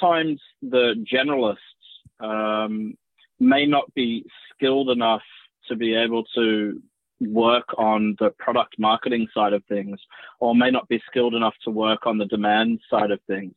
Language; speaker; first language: English; native; English